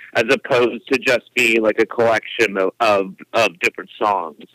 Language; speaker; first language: English; native; English